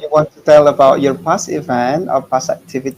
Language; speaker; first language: English; non-native, fluent; Indonesian